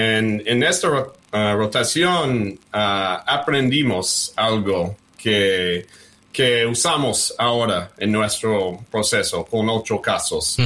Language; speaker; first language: Spanish; early bilingual, heritage; English